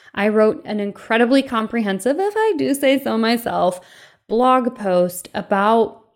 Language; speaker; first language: English; early bilingual, other home language; Filipino